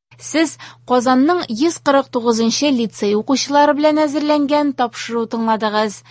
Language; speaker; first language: Tatar; native; Tatar